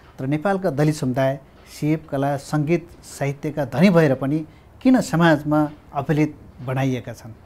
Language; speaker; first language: Nepali; native; Nepali